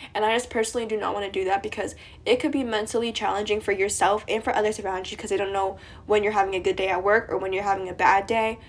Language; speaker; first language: English; native; English